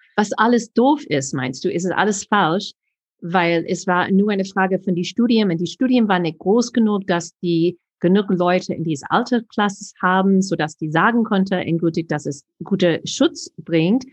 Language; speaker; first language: German; non-native, learner; English